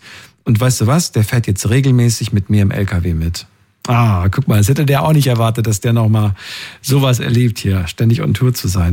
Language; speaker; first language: German; native; German